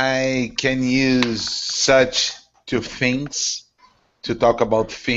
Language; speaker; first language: English; non-native, learner; Portuguese